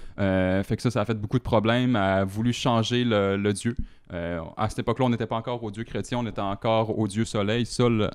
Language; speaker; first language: French; native; French